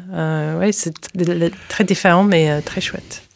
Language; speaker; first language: French; non-native, fluent; English